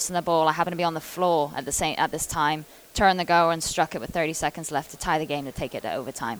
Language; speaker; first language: English; native; English